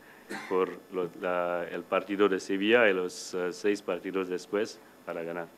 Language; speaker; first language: Spanish; non-native, fluent; English